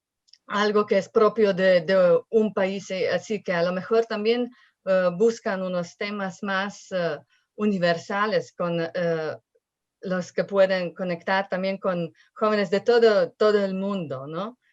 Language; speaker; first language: Spanish; non-native, fluent; Slovenian